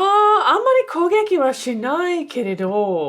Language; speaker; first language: Japanese; non-native, fluent; English